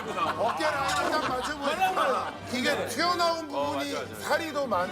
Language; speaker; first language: Korean; native; Korean